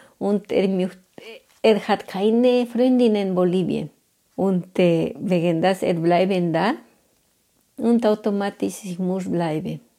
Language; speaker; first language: German; non-native, learner; Spanish